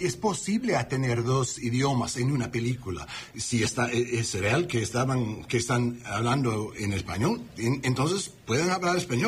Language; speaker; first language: Spanish; early bilingual, heritage; English